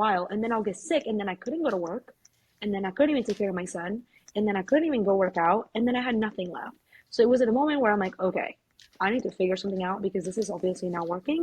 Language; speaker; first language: English; early bilingual, other home language; Spanish